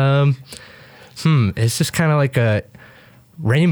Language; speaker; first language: English; native; English